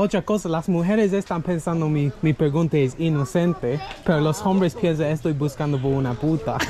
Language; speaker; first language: Spanish; non-native, learner; English